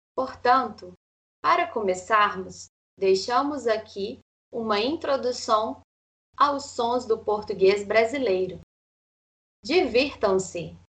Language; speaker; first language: Portuguese; native; Portuguese